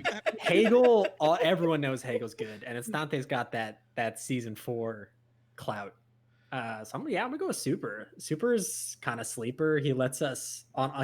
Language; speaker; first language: English; native; English